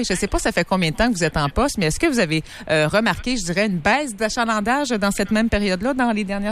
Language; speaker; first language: French; native; French